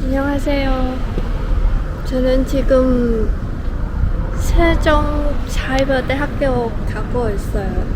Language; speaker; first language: Korean; non-native, learner; Vietnamese